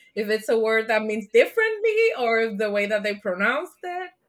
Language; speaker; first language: English; non-native, fluent; Spanish